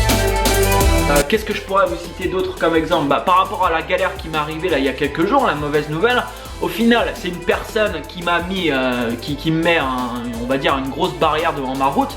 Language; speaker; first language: French; native; French